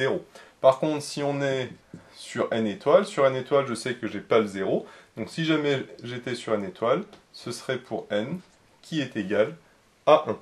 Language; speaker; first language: French; native; French